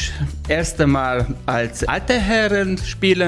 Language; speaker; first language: German; non-native, learner; Hungarian